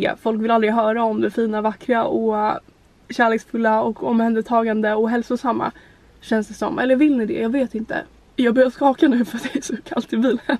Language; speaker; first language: Swedish; native; Swedish